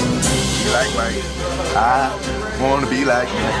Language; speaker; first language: English; native; English